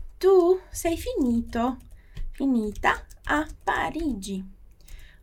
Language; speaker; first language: Italian; non-native, fluent; Portuguese